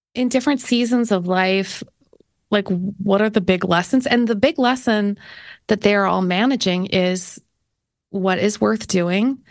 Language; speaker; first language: English; native; English